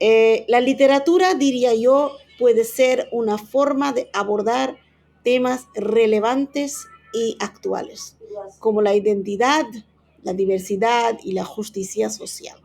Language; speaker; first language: Spanish; non-native, fluent; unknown